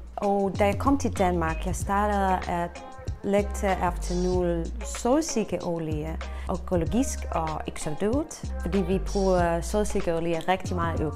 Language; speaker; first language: Danish; non-native, learner; Ukrainian